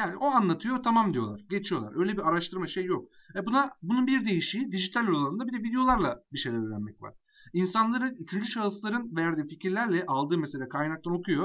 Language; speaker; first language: Turkish; native; Turkish